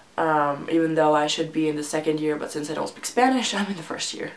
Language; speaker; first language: English; non-native, fluent; Finnish